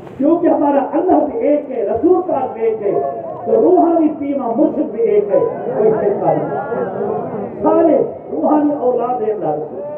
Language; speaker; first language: Urdu; non-native, local second language; Sindhi